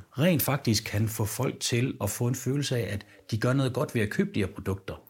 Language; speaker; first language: Danish; native; Danish